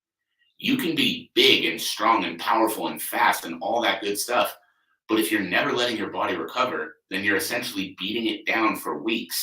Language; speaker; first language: English; native; English